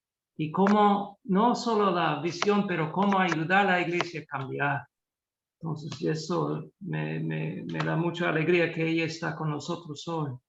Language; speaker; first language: Spanish; non-native, fluent; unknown